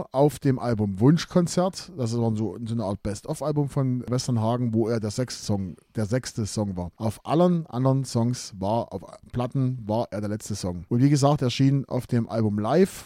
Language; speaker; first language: German; native; German